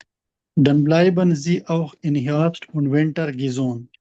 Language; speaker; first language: German; non-native, learner; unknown